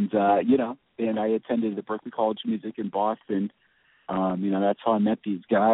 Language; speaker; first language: English; native; English